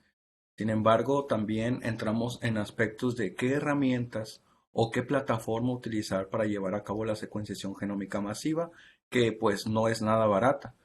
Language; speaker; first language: Spanish; native; Spanish